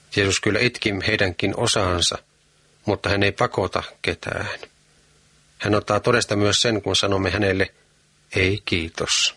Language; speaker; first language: Finnish; native; Finnish